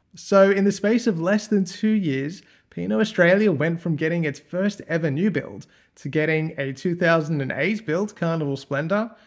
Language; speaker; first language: English; native; English